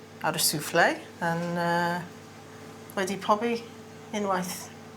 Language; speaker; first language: Welsh; non-native, learner; English